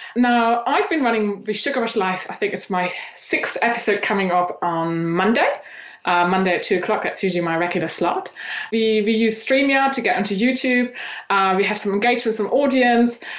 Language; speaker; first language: English; non-native, fluent; German